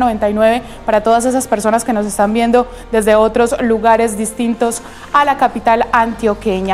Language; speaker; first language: Spanish; native; Spanish